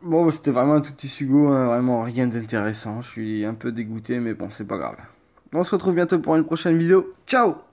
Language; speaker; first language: French; native; French